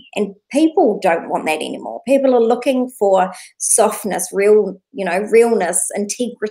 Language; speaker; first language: English; native; English